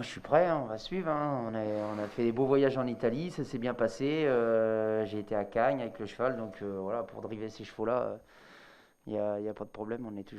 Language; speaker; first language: French; native; French